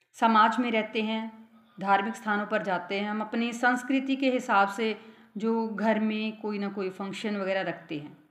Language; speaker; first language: Hindi; non-native, local second language; Punjabi